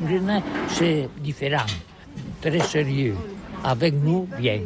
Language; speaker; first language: French; non-native, learner; Catalan